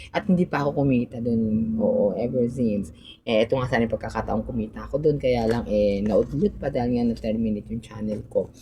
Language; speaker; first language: Filipino; native; Filipino